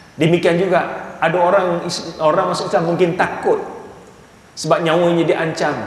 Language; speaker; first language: Malay; native; Malay